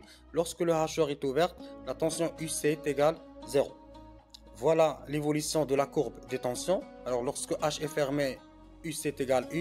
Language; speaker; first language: French; non-native, local second language; Arabic